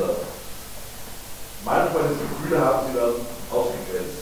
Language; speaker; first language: German; native; German